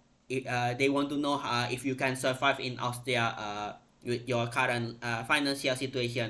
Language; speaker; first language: English; non-native, fluent; Indonesian